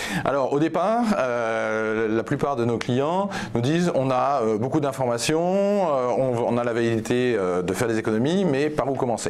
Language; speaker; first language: French; native; French